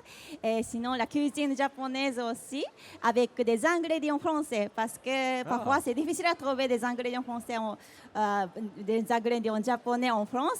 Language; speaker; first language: French; non-native, fluent; Japanese